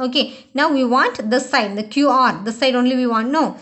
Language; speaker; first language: English; non-native, local second language; Tamil